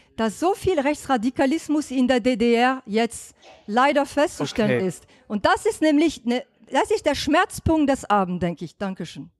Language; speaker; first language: German; non-native, fluent; French